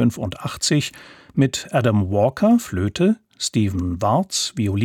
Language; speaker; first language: German; native; German